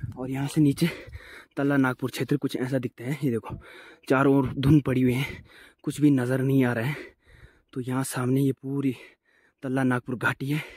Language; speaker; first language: Hindi; non-native, local second language; Garhwali